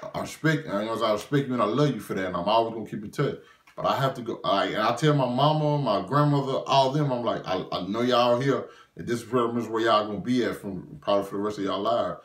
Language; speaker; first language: English; native; English